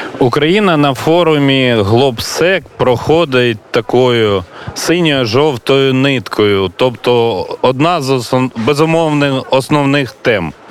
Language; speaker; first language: Ukrainian; native; Ukrainian